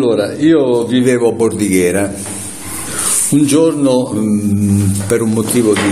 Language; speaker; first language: Italian; native; Italian